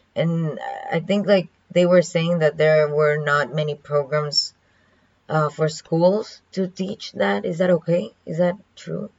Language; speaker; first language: English; non-native, fluent; Spanish